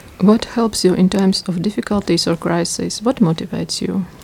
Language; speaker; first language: English; non-native, fluent; Latvian